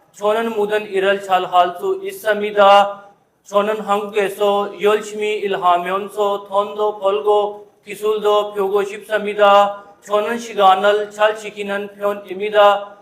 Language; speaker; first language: Korean; non-native, learner; Urdu